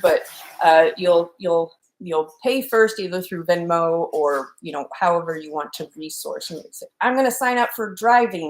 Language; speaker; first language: English; native; English